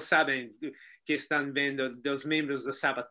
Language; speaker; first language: Spanish; non-native, learner; Portuguese